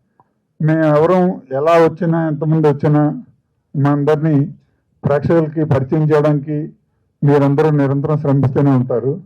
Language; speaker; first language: Telugu; native; Telugu